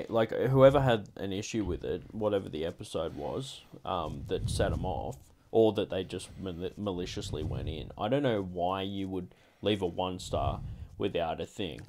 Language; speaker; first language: English; native; English